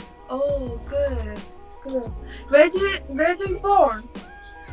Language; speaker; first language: English; non-native, learner; Persian